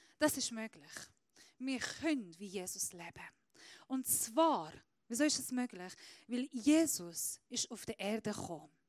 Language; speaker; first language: German; non-native, fluent; Persian